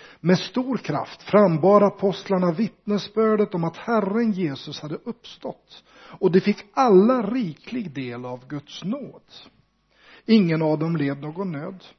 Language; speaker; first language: Swedish; native; Swedish